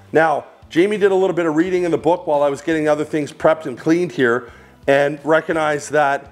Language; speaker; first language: English; native; English